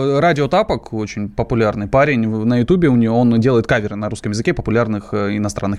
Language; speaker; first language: Russian; native; Russian